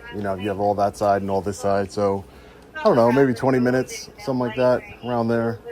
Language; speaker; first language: English; native; English